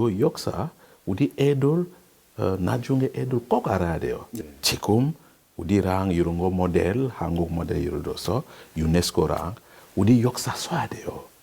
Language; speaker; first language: Korean; non-native, learner; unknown